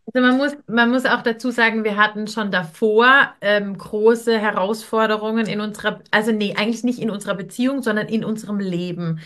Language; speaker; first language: German; native; German